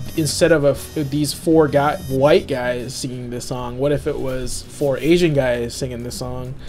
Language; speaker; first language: English; native; English